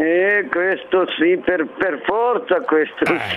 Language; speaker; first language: Italian; non-native, fluent; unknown